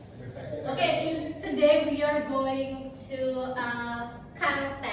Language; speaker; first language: English; non-native, learner; Indonesian